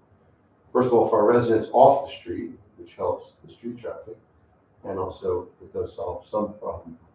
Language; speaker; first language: English; native; English